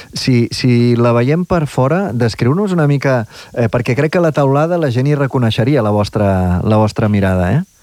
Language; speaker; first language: Catalan; native; Catalan